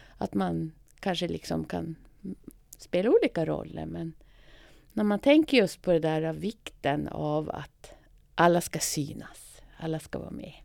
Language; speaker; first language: Swedish; native; Swedish